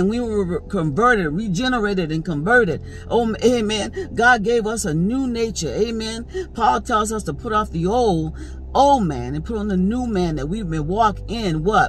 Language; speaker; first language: English; native; English